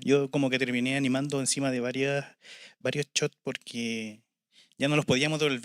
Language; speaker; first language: Spanish; native; Spanish